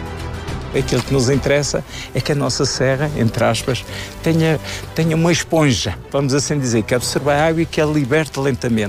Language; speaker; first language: Portuguese; native; Portuguese